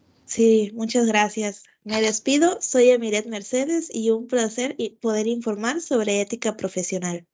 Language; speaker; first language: Spanish; native; Spanish